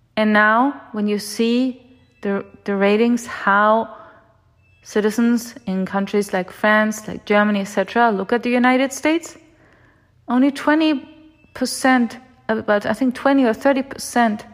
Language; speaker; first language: English; non-native, fluent; German